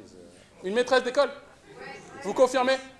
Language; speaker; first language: French; native; French